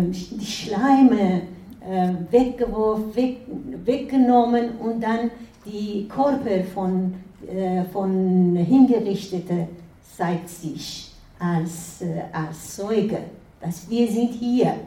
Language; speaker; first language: German; non-native, fluent; Persian